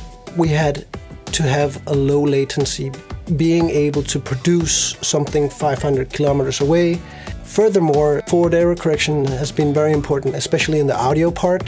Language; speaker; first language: English; non-native, fluent; Danish